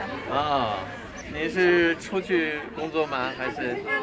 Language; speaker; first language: Chinese; non-native, fluent; English